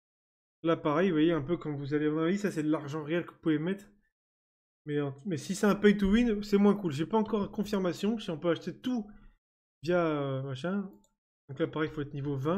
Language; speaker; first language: French; native; French